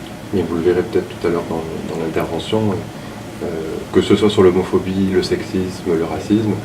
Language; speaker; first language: French; native; French